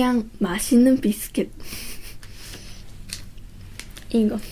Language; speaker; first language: Korean; early bilingual, heritage; Korean